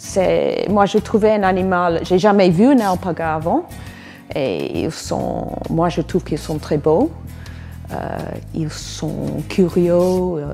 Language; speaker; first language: French; non-native, fluent; English